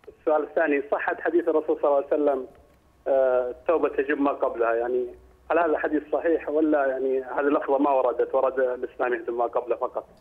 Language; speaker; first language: Arabic; native; Arabic